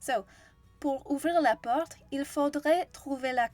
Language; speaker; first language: French; non-native, fluent; English